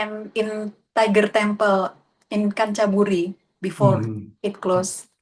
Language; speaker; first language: English; non-native, learner; Indonesian